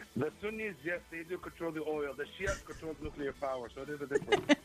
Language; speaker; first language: English; non-native, fluent; Arabic